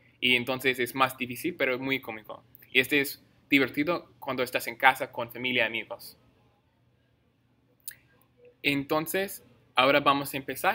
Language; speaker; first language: Spanish; non-native, fluent; English